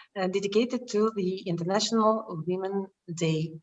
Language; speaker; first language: English; non-native, fluent; Russian